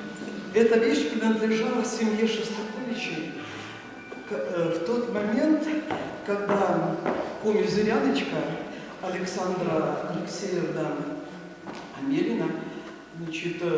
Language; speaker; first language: Russian; native; Russian